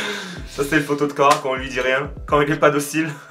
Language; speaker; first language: French; early bilingual, other home language; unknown